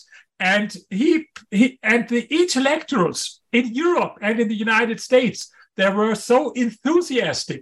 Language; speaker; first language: English; non-native, fluent; German